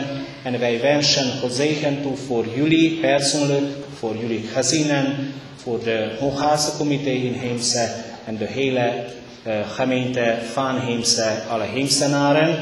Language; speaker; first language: Dutch; non-native, learner; Hungarian